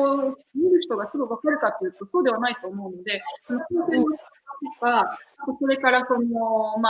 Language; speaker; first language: Japanese; native; Japanese